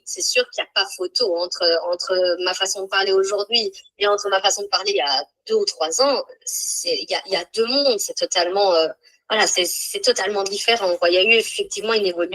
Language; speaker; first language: French; native; French